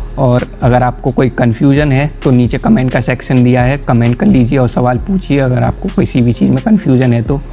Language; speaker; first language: Hindi; native; Hindi